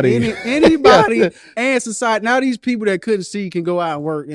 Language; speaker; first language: English; native; English